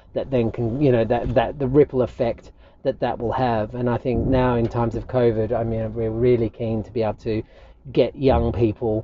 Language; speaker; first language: English; native; English